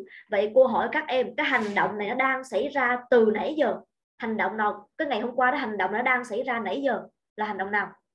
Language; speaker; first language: Vietnamese; native; Vietnamese